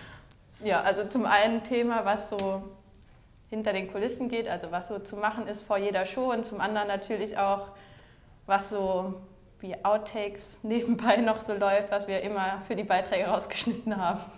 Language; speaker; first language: German; native; German